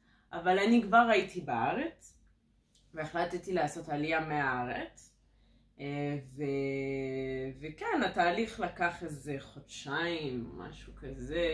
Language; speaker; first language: Hebrew; non-native, fluent; French